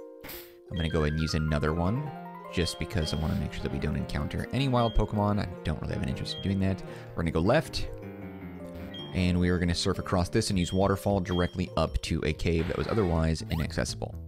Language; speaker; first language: English; native; English